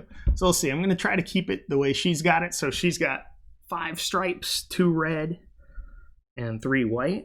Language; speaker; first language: English; native; English